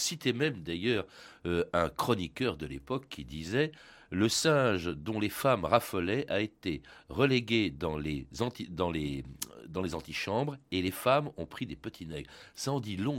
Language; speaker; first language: French; native; French